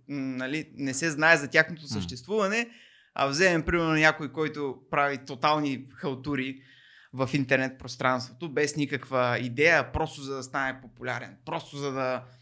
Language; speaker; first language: Bulgarian; native; Bulgarian